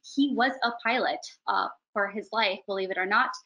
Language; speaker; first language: English; native; English